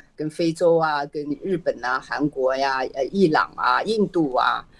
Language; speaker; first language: Chinese; native; Chinese